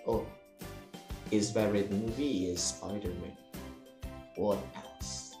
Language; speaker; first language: English; non-native, learner; Indonesian